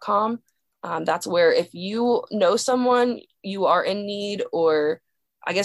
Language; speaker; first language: English; native; English